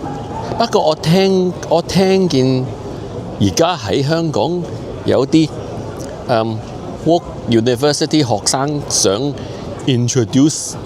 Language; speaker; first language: Cantonese; early bilingual, heritage; Cantonese